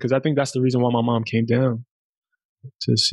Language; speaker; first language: English; early bilingual, other home language; German